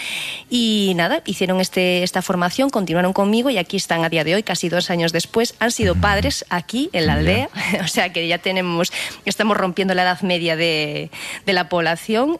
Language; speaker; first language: Spanish; native; Spanish